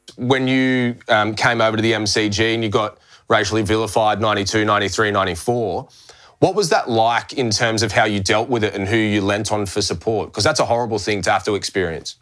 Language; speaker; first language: English; native; English